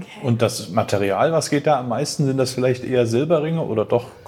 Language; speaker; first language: German; native; German